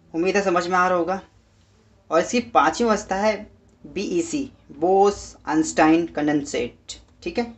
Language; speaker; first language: Hindi; native; Hindi